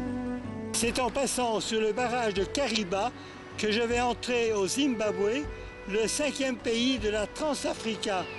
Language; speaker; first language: French; native; French